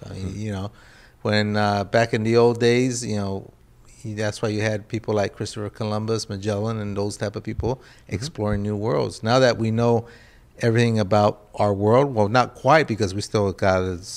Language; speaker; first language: English; early bilingual, other home language; Spanish